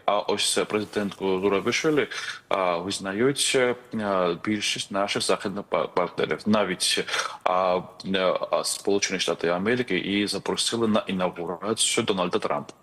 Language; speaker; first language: Ukrainian; non-native, fluent; Georgian